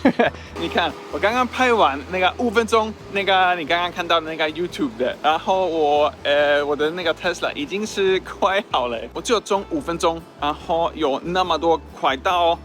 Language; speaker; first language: Chinese; non-native, fluent; Swedish